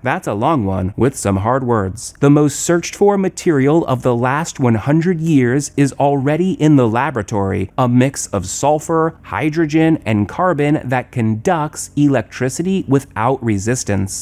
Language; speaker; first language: English; native; English